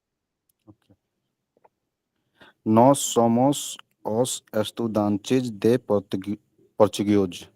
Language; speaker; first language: Portuguese; non-native, learner; Hindi